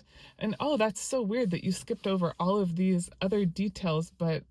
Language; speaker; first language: English; native; English